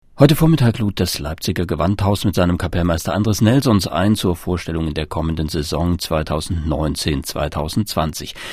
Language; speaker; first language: German; native; German